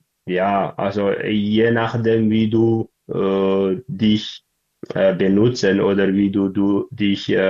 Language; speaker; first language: German; non-native, learner; Tigrinya